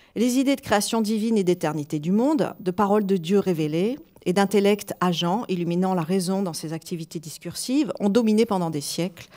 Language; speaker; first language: French; native; French